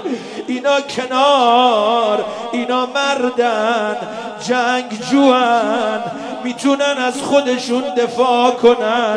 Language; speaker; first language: Persian; native; Persian